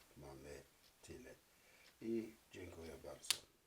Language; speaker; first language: Polish; non-native, fluent; French